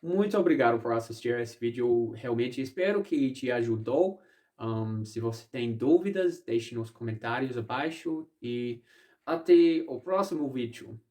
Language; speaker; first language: Portuguese; non-native, fluent; English